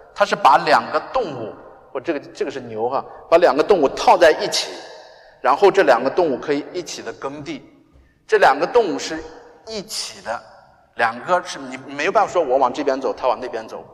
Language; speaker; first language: Chinese; native; Chinese